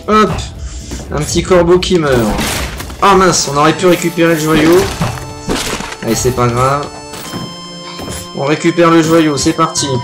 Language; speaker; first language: French; native; French